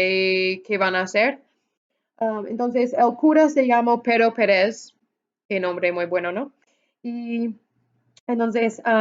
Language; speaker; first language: Spanish; non-native, fluent; English